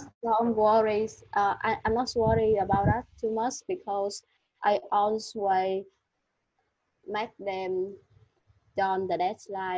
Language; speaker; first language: English; non-native, learner; Vietnamese